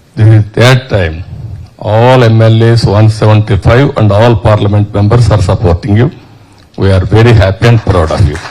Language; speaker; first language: English; non-native, local second language; Telugu